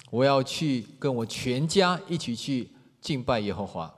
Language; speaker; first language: Chinese; native; Chinese